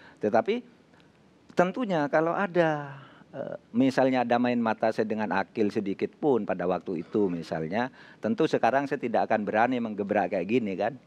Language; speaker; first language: Indonesian; non-native, local second language; Madurese